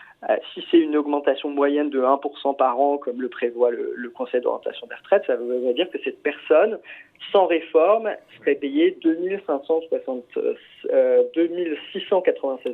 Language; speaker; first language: French; native; French